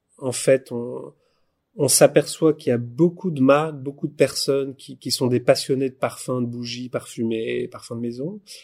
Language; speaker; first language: French; native; French